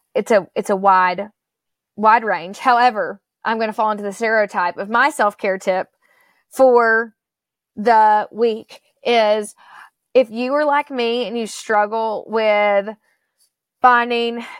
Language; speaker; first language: English; native; English